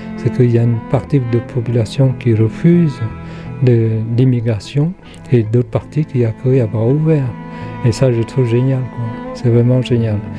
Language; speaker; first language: French; non-native, fluent; Khmer